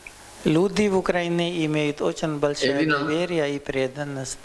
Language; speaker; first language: Russian; non-native, learner; Hindi